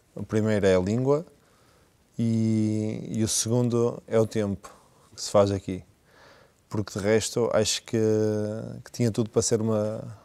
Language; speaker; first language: Portuguese; native; Portuguese